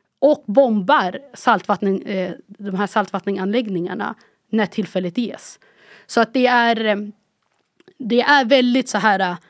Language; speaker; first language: Swedish; early bilingual, other home language; Arabic